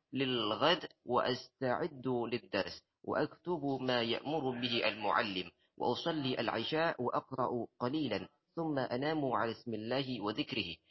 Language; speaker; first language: Arabic; non-native, learner; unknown